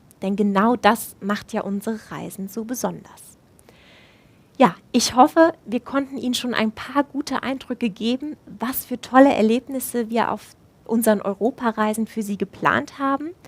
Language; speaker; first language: German; native; German